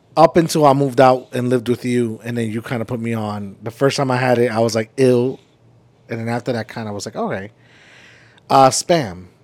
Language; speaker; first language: English; early bilingual, other home language; Spanish